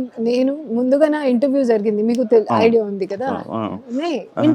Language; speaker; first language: Telugu; non-native, learner; Hindi